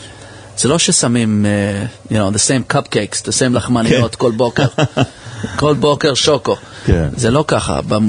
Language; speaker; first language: Hebrew; early bilingual, heritage; English